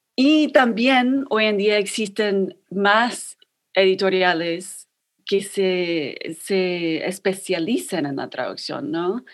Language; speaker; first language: Spanish; non-native, fluent; English